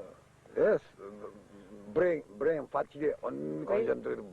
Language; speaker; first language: English; non-native, learner; Japanese